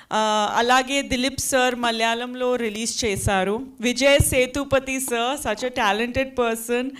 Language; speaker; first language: Telugu; non-native, fluent; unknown